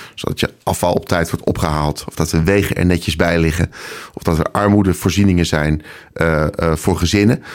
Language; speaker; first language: Dutch; native; Dutch